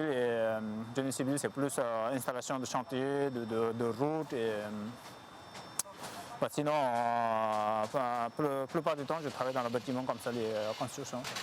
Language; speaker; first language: French; non-native, fluent; Sherpa